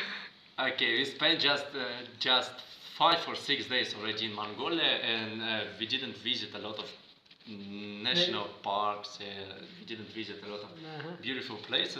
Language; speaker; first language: English; non-native, fluent; Russian